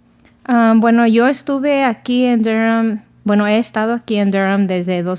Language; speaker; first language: Spanish; early bilingual, other home language; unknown